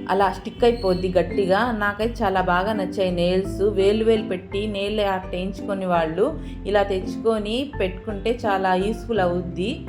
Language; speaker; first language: Telugu; non-native, local second language; Urdu